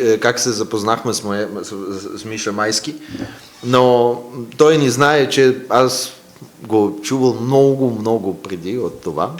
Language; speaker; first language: Bulgarian; non-native, fluent; Russian